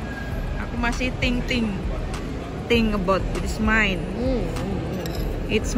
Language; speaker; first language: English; non-native, learner; Indonesian